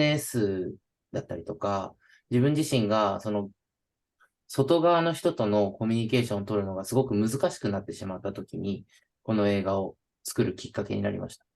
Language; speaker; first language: Japanese; native; Japanese